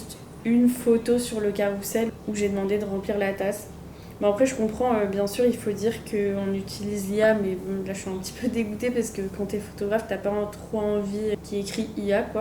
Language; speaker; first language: French; native; French